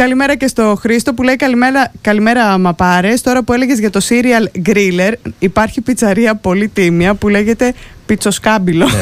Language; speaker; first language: Greek; native; Greek